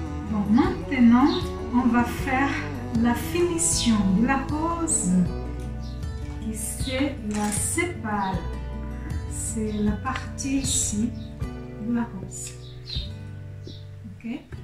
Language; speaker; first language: French; non-native, fluent; Portuguese